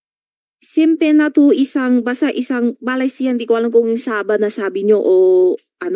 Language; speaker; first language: Filipino; non-native, learner; Chinese